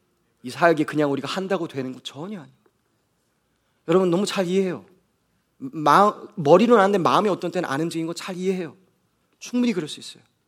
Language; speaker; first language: Korean; native; Korean